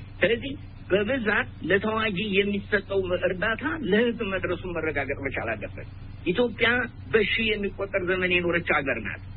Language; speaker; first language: Amharic; native; Amharic